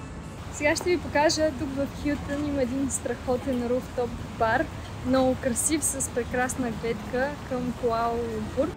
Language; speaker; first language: Bulgarian; native; Bulgarian